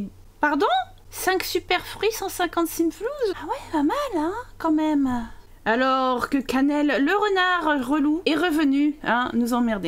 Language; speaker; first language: French; native; French